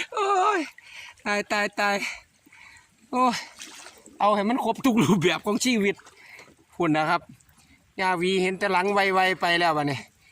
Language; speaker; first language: Thai; native; Thai